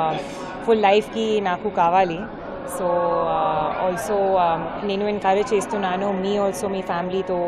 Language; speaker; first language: Telugu; non-native, learner; Hindi